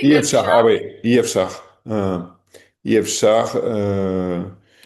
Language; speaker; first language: Hebrew; non-native, learner; French